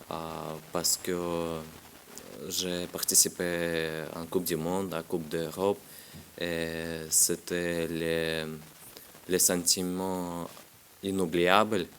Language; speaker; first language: French; non-native, learner; Russian